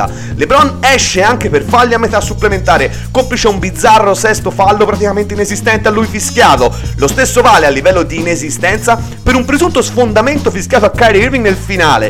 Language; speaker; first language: Italian; native; Italian